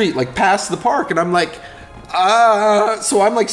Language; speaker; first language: English; native; English